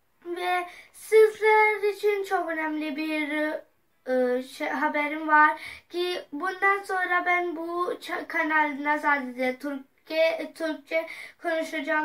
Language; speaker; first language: Turkish; non-native, learner; Urdu